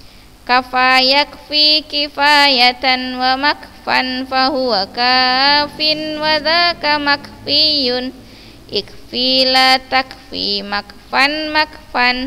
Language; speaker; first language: Arabic; non-native, fluent; Indonesian